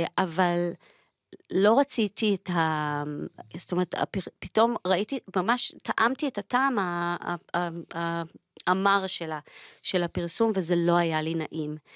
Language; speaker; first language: Hebrew; native; Hebrew